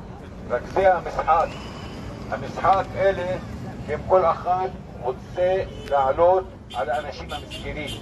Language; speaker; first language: Hebrew; non-native, local second language; Arabic